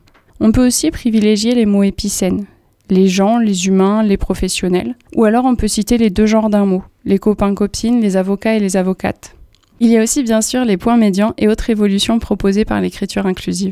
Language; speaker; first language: French; native; French